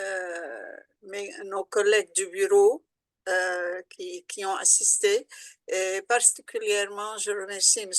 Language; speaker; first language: French; non-native, local second language; Arabic